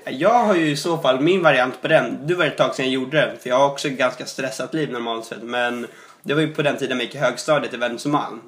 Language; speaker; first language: Swedish; native; Swedish